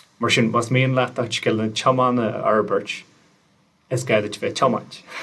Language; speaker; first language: Irish; native; Irish